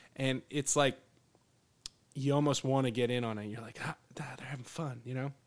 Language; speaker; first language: English; native; English